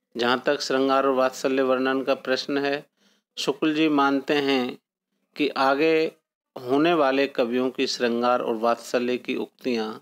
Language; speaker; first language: Hindi; native; Hindi